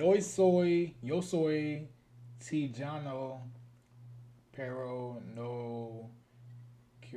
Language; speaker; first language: Spanish; non-native, learner; English